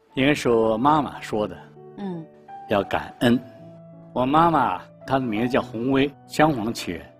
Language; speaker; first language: Chinese; native; Chinese